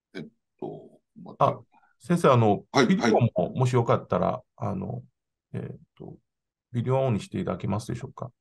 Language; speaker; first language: Japanese; non-native, fluent; Chinese